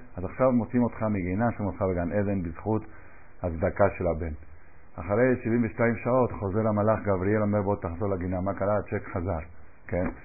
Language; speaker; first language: Hebrew; non-native, fluent; Spanish